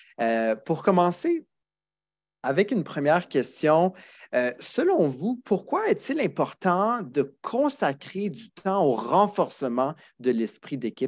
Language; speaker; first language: French; native; French